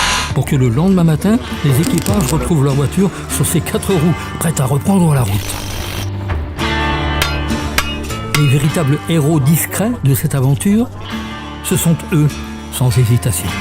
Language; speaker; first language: French; native; French